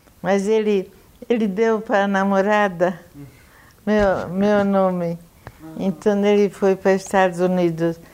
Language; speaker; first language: Portuguese; non-native, fluent; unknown